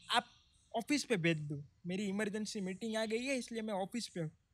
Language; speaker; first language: Hindi; non-native, local second language; Gujarati